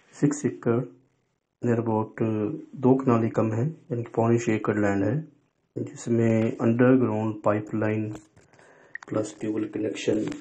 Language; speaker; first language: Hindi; non-native, local second language; Punjabi